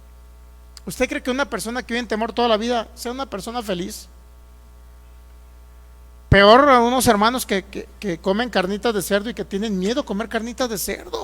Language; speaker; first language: Spanish; native; Spanish